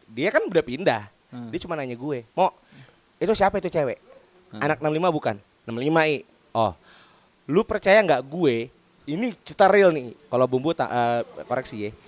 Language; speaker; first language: Indonesian; native; Indonesian